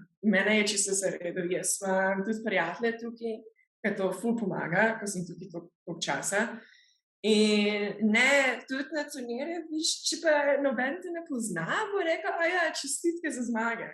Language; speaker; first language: Slovenian; early bilingual, heritage; Slovenian